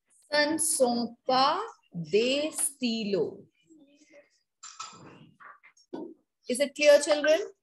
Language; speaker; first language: French; non-native, fluent; Hindi